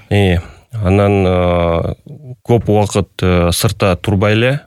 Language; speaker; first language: Kyrgyz; non-native, local second language; Russian